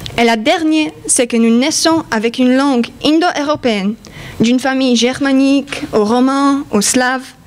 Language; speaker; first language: French; non-native, fluent; Polish